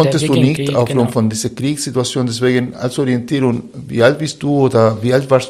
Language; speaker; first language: German; non-native, fluent; Spanish